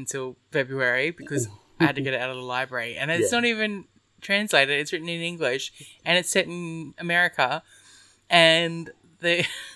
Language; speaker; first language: English; native; English